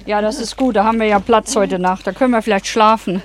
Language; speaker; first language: German; native; German